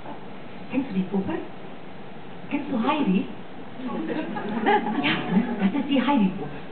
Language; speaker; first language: German; non-native, fluent; English